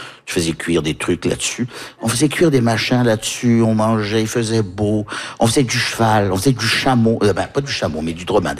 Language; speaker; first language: French; early bilingual, heritage; French